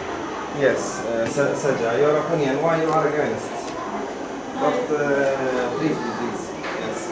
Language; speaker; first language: English; non-native, learner; Arabic